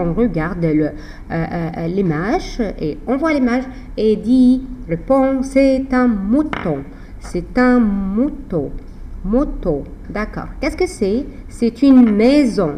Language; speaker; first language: French; non-native, fluent; Arabic